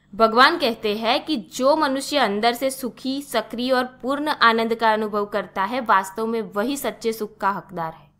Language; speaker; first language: Hindi; non-native, local second language; Gujarati